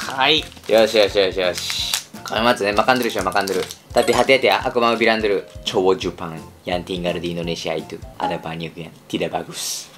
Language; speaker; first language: Indonesian; non-native, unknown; Japanese